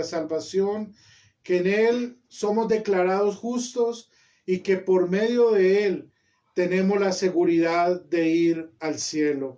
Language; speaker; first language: Spanish; native; Spanish